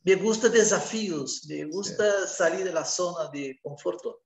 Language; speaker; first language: Spanish; non-native, learner; Portuguese